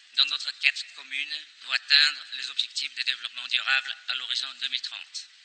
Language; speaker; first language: French; non-native, fluent; Thai